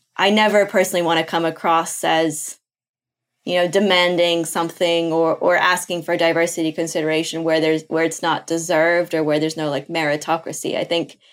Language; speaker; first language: English; non-native, fluent; Portuguese